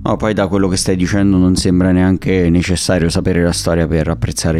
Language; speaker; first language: Italian; native; Italian